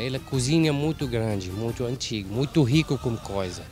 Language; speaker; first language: Portuguese; non-native, learner; Arabic